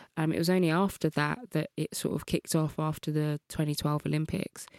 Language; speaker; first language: English; native; English